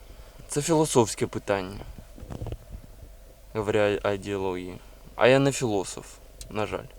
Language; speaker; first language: Russian; native; Russian